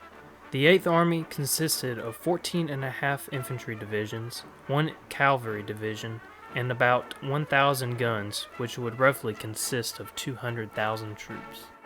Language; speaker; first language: English; native; English